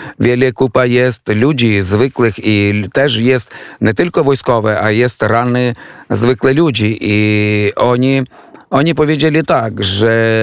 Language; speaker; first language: Polish; non-native, fluent; Ukrainian